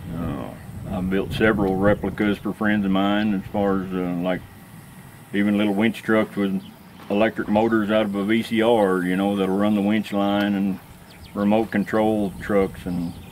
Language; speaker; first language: English; native; English